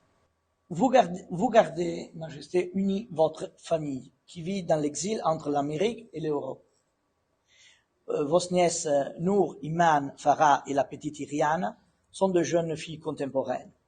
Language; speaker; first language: French; non-native, fluent; Italian